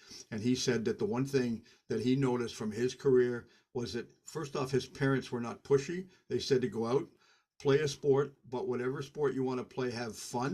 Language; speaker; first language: English; native; English